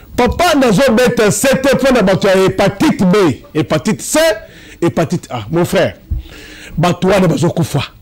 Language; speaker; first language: Lingala; non-native, local second language; Luba-Lulua